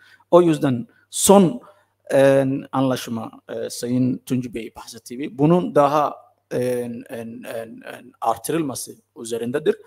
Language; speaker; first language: Turkish; non-native, fluent; Somali